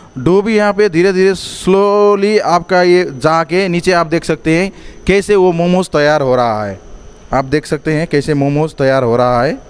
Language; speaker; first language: Hindi; non-native, fluent; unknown